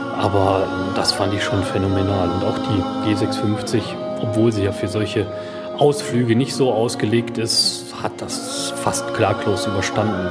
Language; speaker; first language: German; native; German